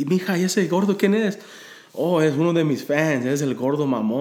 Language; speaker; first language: Spanish; early bilingual, other home language; English